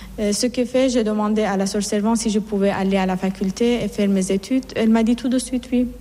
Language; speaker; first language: French; non-native, fluent; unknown